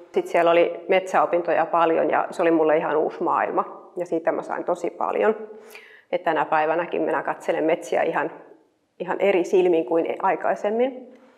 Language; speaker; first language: Finnish; native; Finnish